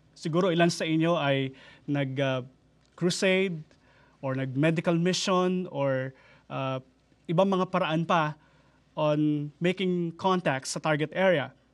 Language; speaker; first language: Filipino; native; Filipino